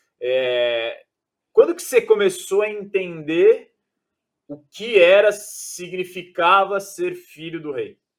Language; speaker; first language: Portuguese; native; Portuguese